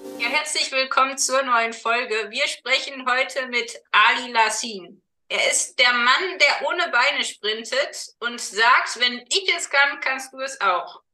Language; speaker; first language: German; native; German